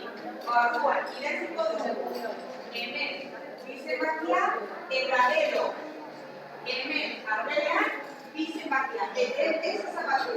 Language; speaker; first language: Basque; non-native, local second language; Spanish